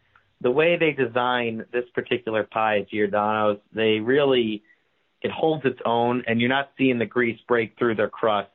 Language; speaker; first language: English; native; English